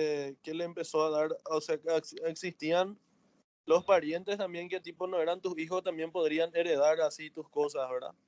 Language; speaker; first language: Spanish; native; Spanish